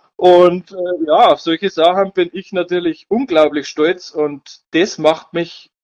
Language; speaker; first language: German; native; German